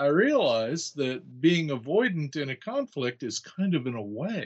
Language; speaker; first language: English; native; English